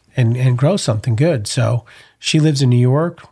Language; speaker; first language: English; native; English